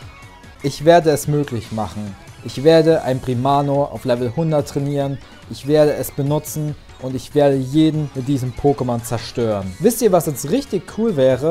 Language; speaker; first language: German; native; German